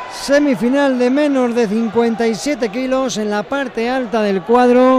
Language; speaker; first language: Spanish; native; Spanish